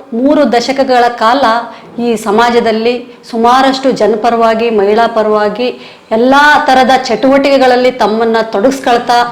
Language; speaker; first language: Kannada; native; Kannada